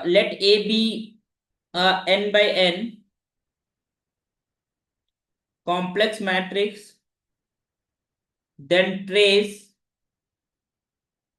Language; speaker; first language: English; non-native, local second language; Hindi